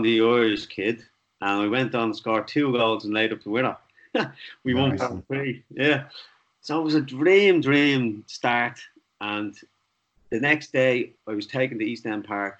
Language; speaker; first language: English; native; English